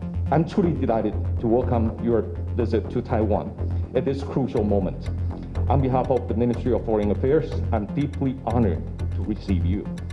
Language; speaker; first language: English; non-native, fluent; Chinese